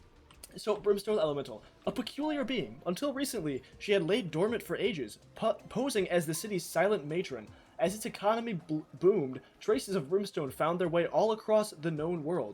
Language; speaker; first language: English; native; English